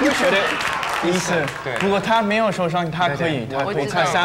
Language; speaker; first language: Chinese; non-native, learner; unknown